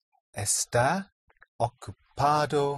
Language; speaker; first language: Spanish; non-native, learner; English